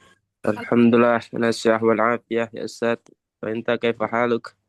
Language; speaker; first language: Arabic; non-native, learner; Indonesian